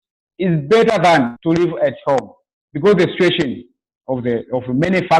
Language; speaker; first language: English; non-native, local second language; Swahili